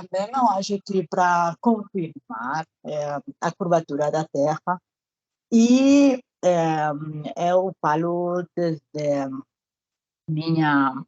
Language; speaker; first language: Portuguese; non-native, learner; Spanish